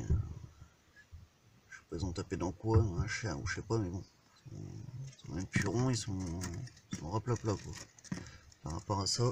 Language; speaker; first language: French; native; French